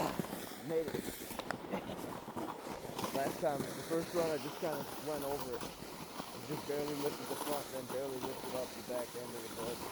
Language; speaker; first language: English; native; English